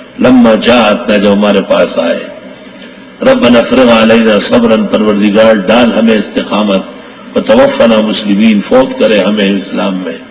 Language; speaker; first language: Urdu; non-native, local second language; Pashto